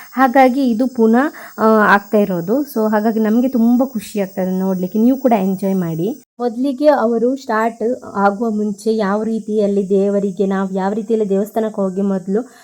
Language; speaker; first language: Kannada; non-native, local second language; Tulu